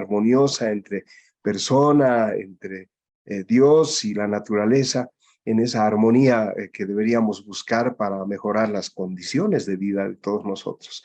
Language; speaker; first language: Spanish; native; Spanish